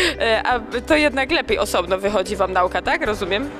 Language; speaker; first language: Polish; native; Polish